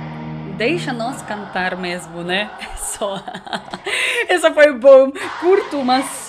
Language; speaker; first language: Portuguese; non-native, learner; Russian